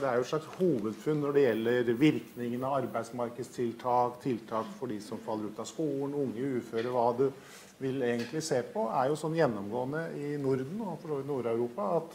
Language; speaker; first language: Norwegian; native; Norwegian